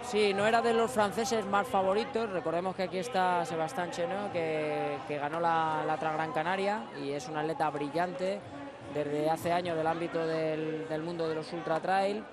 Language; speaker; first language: Spanish; native; Spanish